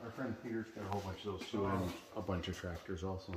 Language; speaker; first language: English; native; English